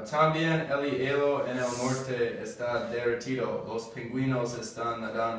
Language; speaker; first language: Spanish; non-native, learner; English